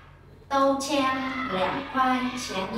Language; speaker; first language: Chinese; non-native, learner; Vietnamese